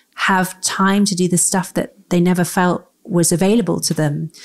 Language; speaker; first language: English; native; English